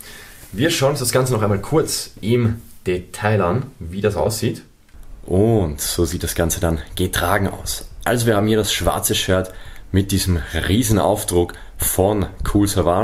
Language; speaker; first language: German; native; German